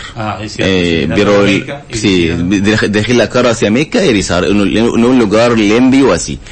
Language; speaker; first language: Spanish; non-native, learner; Arabic